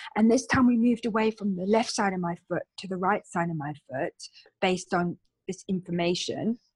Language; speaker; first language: English; native; English